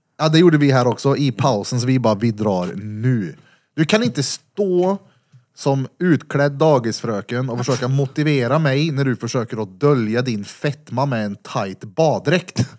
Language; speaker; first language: Swedish; native; Swedish